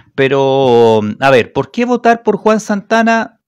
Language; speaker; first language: Spanish; native; Spanish